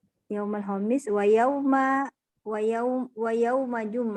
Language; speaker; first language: Arabic; non-native, learner; Indonesian